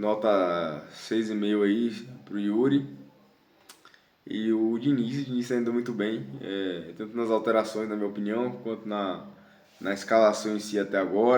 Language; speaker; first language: Portuguese; native; Portuguese